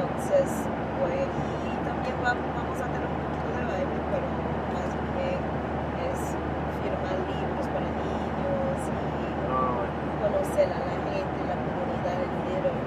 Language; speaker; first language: Spanish; non-native, fluent; Haitian Creole